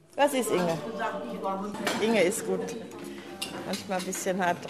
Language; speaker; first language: German; native; German